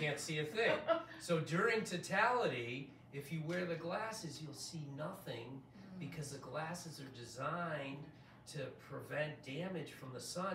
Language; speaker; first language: English; native; English